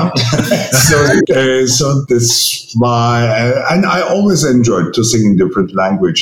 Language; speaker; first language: English; non-native, fluent; Turkish